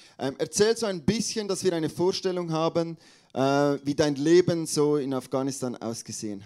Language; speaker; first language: German; native; German